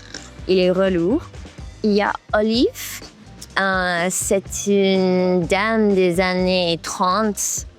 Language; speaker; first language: French; early bilingual, heritage; French